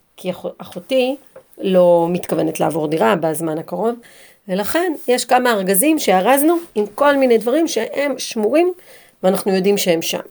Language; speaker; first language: Hebrew; native; Hebrew